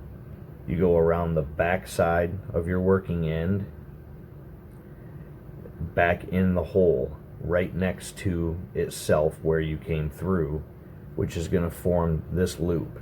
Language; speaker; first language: English; native; English